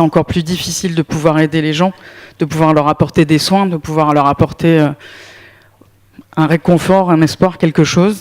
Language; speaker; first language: French; native; French